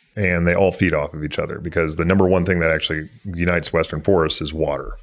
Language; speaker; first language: English; native; English